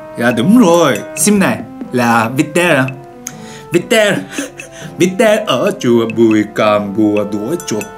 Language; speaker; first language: Vietnamese; non-native, learner; Japanese